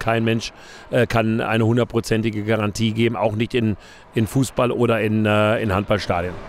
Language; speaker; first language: German; native; German